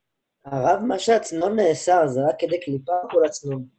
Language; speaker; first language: Hebrew; native; Hebrew